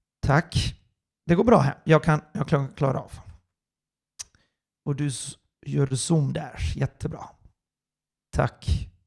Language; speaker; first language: Swedish; non-native, fluent; Portuguese